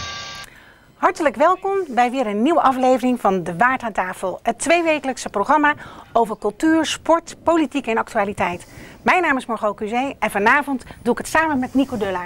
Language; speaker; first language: Dutch; native; Dutch